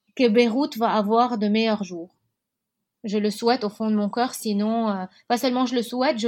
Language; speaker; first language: French; non-native, local second language; Arabic